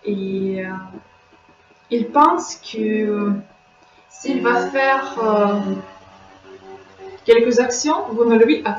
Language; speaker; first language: French; non-native, fluent; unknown